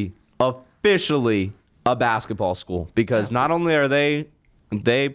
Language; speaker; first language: English; native; English